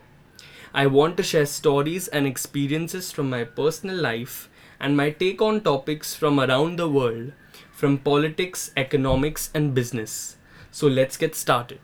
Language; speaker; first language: English; non-native, local second language; Hindi